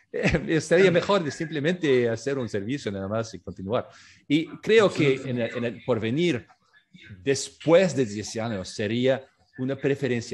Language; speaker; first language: Spanish; non-native, fluent; French